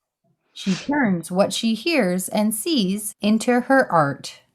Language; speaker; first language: English; non-native, learner; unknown